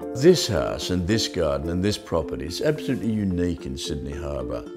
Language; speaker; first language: English; native; English